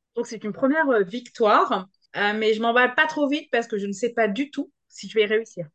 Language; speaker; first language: French; native; French